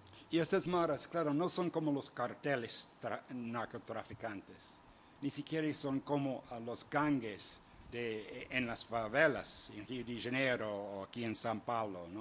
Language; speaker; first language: Spanish; non-native, fluent; English